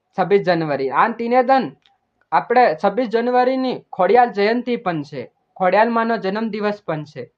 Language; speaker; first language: Gujarati; non-native, local second language; Bhili